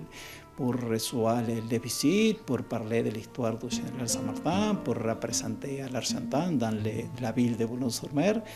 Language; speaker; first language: French; non-native, learner; Spanish